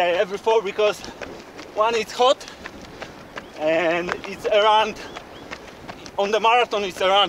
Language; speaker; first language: English; non-native, learner; Polish